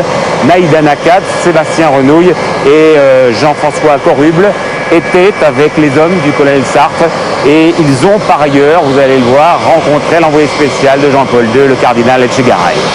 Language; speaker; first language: French; native; French